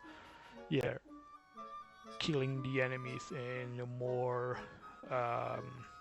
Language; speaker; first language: English; non-native, fluent; German